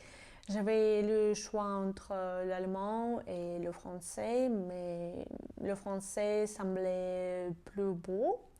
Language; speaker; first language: French; non-native, fluent; Georgian